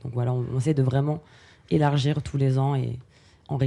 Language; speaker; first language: French; native; French